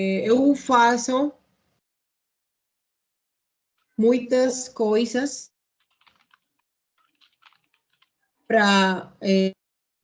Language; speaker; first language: Portuguese; non-native, learner; Spanish